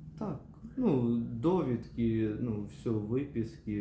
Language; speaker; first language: Ukrainian; non-native, local second language; Russian